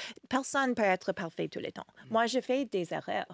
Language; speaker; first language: French; non-native, fluent; English